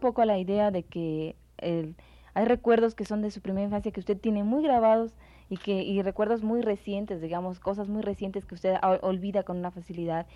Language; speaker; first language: Spanish; native; Spanish